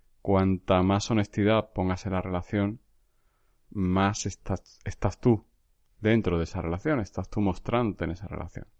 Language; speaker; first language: Spanish; native; Spanish